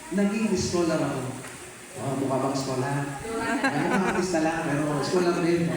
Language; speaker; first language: Filipino; native; Filipino